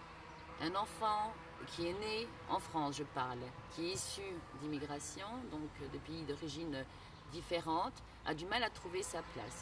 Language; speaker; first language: French; early bilingual, other home language; Kabyle